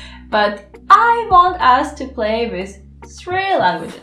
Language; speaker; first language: English; non-native, fluent; Russian